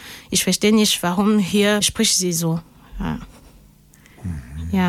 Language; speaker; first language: German; non-native, learner; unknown